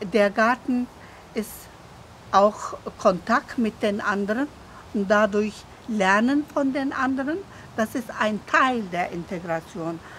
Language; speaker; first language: German; non-native, fluent; Turkish